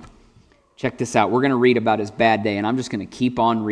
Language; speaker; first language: English; native; English